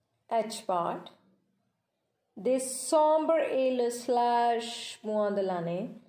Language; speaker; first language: French; non-native, learner; Punjabi